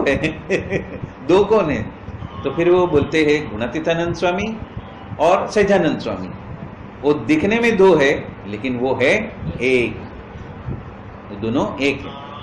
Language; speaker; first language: Hindi; non-native, local second language; Gujarati